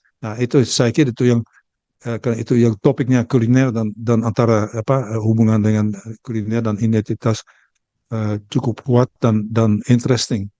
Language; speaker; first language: Indonesian; early bilingual, heritage; Dutch